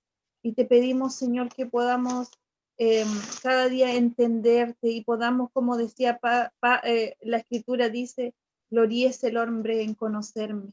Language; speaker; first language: Spanish; native; Spanish